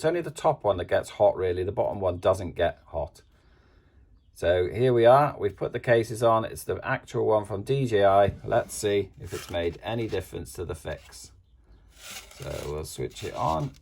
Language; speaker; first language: English; native; English